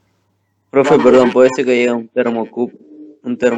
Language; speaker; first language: Spanish; native; Spanish